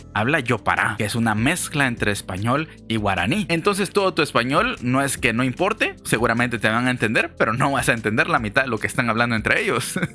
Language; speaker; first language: Spanish; native; Spanish